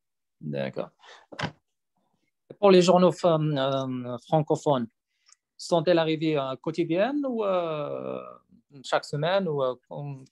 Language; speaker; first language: French; non-native, learner; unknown